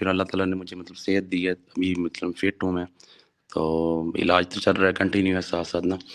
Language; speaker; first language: Urdu; non-native, local second language; Saraiki